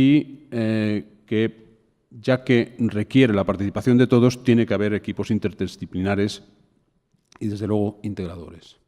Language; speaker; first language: Spanish; native; Spanish